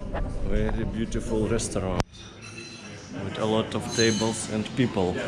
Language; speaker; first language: English; non-native, fluent; Russian